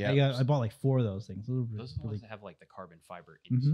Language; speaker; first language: English; native; English